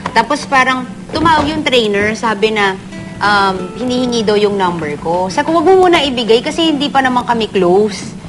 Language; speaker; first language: Filipino; native; Filipino